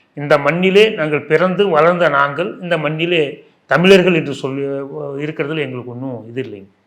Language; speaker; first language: Tamil; non-native, local second language; Telugu